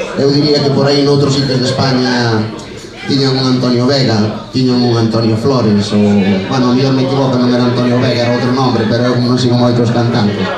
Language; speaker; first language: Galician; non-native, local second language; Spanish